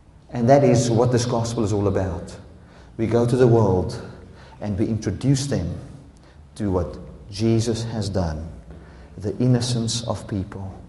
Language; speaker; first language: English; non-native, local second language; Afrikaans